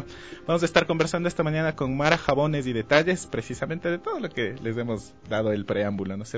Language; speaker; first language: Spanish; native; Spanish